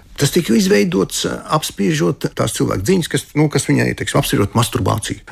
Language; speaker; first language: Latvian; non-native, local second language; Russian